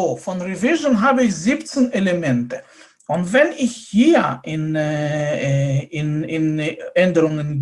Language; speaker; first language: German; non-native, fluent; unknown